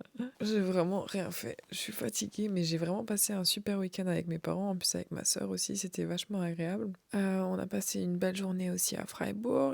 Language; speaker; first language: French; native; French